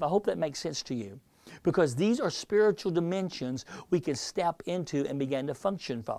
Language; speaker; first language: English; native; English